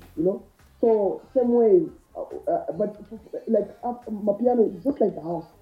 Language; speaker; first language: English; non-native, local second language; Shona